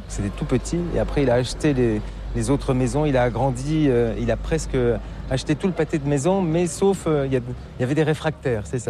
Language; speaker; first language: French; native; French